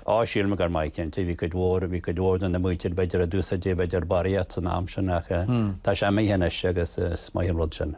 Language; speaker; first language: Irish; native; Irish